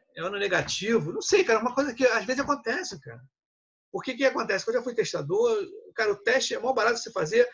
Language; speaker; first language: Portuguese; native; Portuguese